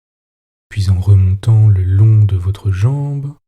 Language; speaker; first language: French; native; French